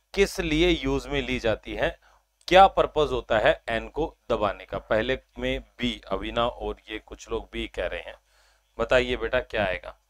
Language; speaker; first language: Hindi; native; Hindi